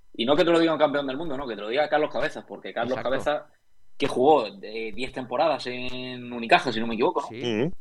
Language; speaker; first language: Spanish; native; Spanish